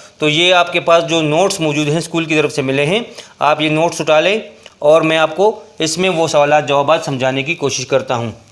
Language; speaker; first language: Urdu; non-native, local second language; Pashto